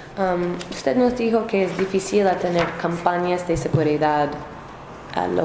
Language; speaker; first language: Spanish; non-native, learner; English